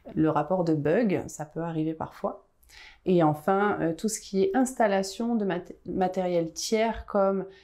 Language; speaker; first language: French; native; French